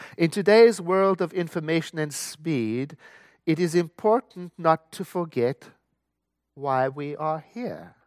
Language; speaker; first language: English; native; English